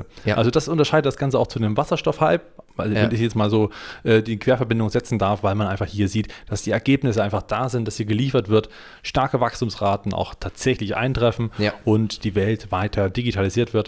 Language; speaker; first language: German; native; German